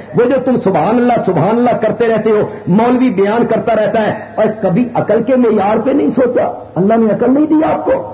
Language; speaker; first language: Urdu; non-native, local second language; Punjabi